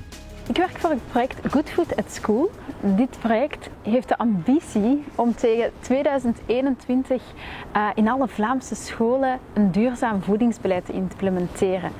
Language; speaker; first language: Dutch; native; Dutch